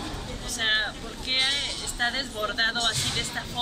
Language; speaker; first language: Spanish; native; Spanish